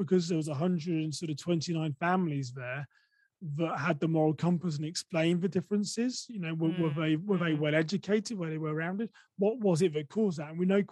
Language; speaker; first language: English; native; English